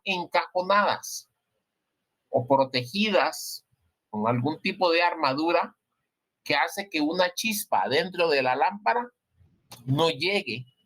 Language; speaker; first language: Spanish; native; Spanish